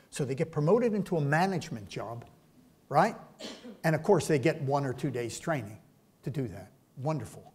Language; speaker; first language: English; native; English